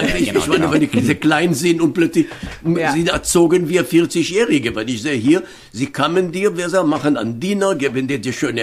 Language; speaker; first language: German; non-native, fluent; Hebrew